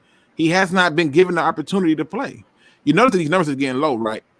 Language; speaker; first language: English; native; English